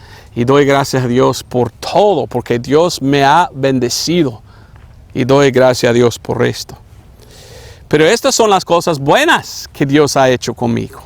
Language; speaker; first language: Spanish; non-native, fluent; English